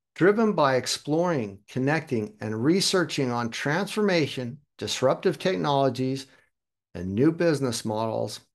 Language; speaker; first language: English; early bilingual, other home language; German